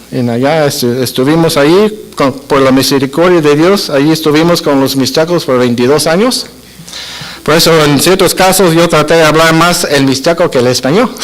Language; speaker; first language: Spanish; non-native, fluent; English